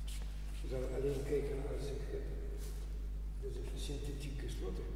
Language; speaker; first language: Dutch; non-native, learner; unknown